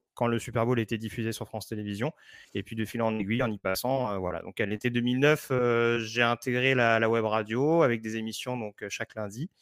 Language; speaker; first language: French; native; French